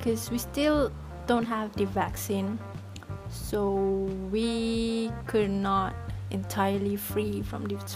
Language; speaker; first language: English; non-native, local second language; Malay